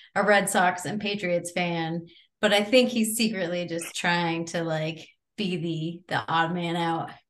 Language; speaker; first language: English; native; English